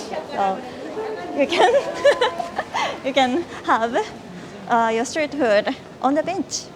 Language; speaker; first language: English; non-native, fluent; Japanese